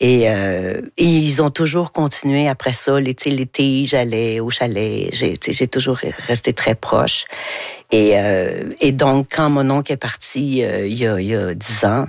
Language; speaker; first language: French; native; French